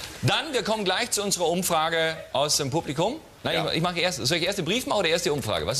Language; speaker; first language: German; native; German